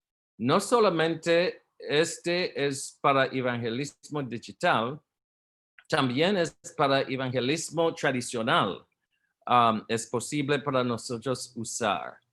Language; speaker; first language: Spanish; non-native, learner; Portuguese